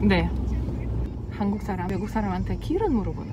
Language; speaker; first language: Korean; non-native, fluent; Russian